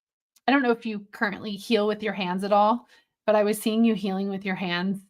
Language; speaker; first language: English; native; English